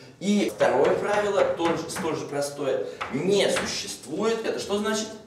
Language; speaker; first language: Russian; native; Russian